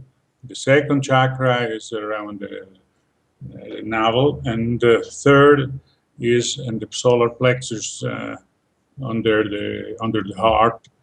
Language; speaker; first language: English; non-native, fluent; Spanish